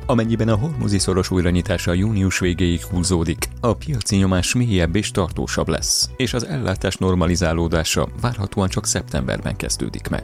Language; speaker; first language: Hungarian; native; Hungarian